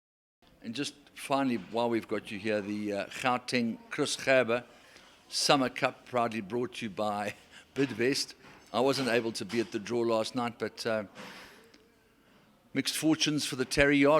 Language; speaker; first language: English; native; English